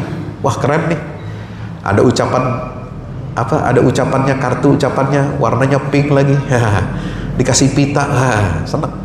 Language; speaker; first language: Indonesian; native; Indonesian